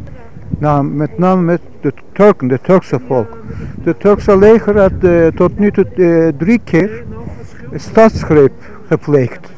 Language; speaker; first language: Dutch; non-native, fluent; Turkish